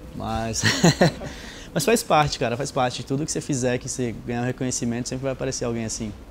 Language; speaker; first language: Portuguese; native; Portuguese